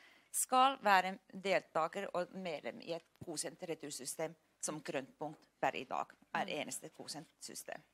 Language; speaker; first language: Norwegian; non-native, fluent; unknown